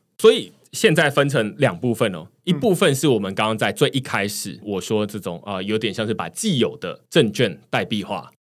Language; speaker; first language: Chinese; native; Chinese